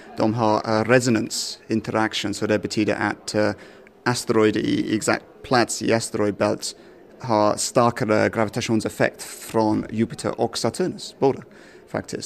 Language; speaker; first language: Swedish; non-native, fluent; English